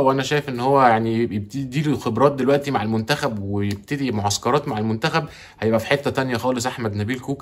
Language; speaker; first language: Arabic; native; Arabic